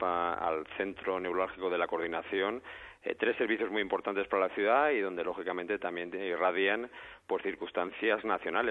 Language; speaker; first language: Spanish; native; Spanish